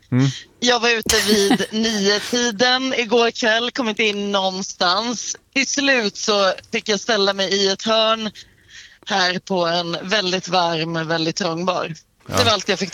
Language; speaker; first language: Swedish; native; Swedish